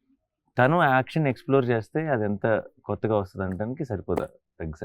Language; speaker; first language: Telugu; native; Telugu